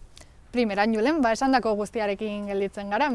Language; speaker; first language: Basque; native; Basque